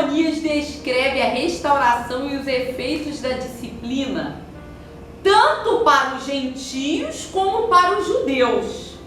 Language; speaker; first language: Portuguese; native; Portuguese